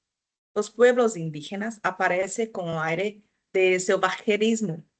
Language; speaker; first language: Spanish; non-native, fluent; Portuguese